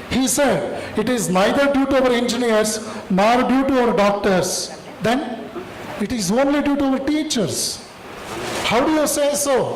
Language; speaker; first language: English; non-native, local second language; Kannada